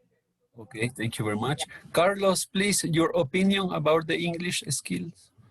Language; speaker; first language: English; non-native, learner; Spanish